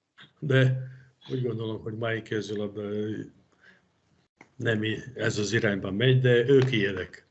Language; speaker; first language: Hungarian; non-native, fluent; Serbian